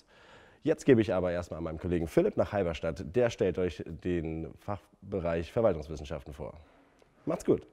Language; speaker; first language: German; native; German